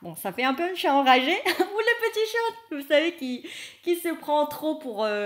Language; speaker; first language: French; non-native, fluent; Vietnamese